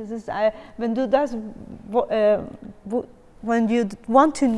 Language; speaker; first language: German; non-native, learner; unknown